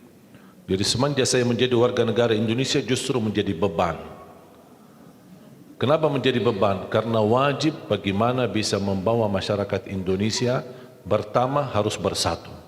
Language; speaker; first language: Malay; non-native, fluent; Arabic